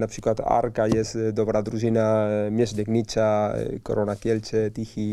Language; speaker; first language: Polish; non-native, learner; Spanish